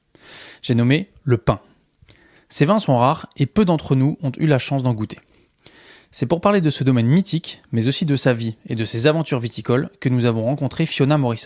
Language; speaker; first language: French; native; French